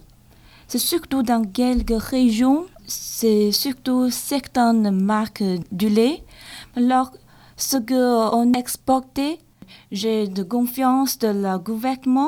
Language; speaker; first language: French; non-native, learner; Chinese